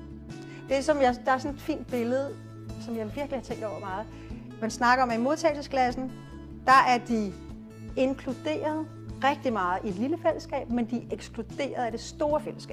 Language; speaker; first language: Danish; native; Danish